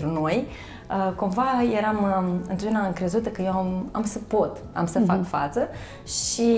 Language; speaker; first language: Romanian; native; Romanian